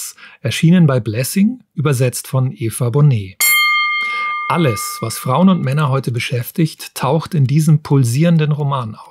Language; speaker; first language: German; native; German